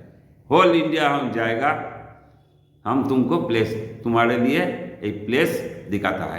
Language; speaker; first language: Hindi; non-native, local second language; Bangla